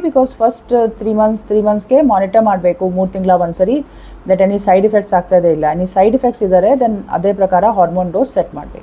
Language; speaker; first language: Kannada; non-native, fluent; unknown